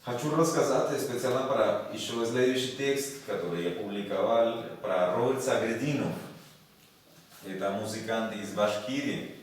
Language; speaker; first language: Russian; non-native, learner; Spanish